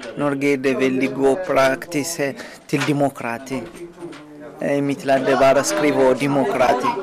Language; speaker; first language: Norwegian; non-native, learner; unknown